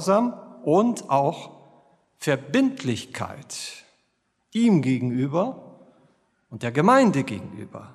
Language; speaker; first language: German; native; German